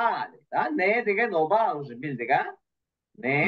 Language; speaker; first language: Korean; non-native, fluent; Kyrgyz